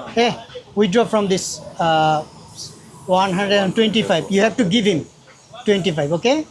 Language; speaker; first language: English; non-native, learner; Bangla